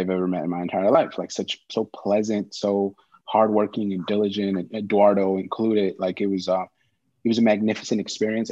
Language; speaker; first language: English; native; English